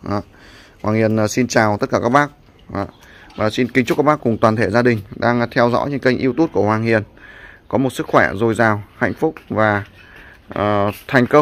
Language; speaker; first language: Vietnamese; native; Vietnamese